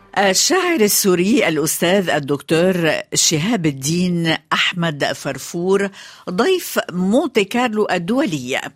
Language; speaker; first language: Arabic; native; Arabic